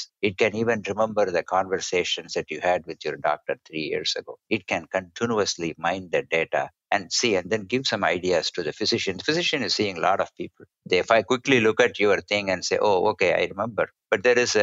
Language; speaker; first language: English; non-native, local second language; Tamil